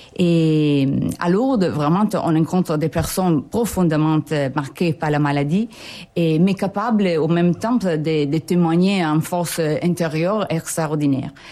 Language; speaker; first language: French; non-native, fluent; Italian